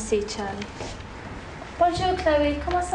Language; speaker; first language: French; non-native, fluent; English